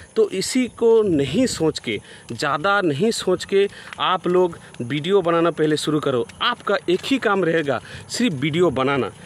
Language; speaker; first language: Hindi; non-native, local second language; Bangla